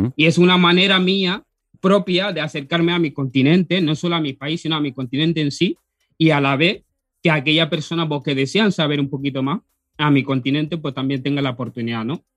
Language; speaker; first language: Spanish; early bilingual, other home language; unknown